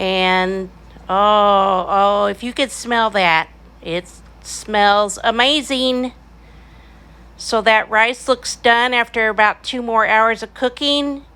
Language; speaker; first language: English; native; English